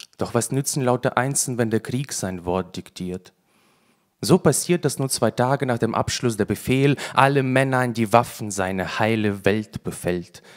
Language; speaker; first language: German; early bilingual, other home language; Russian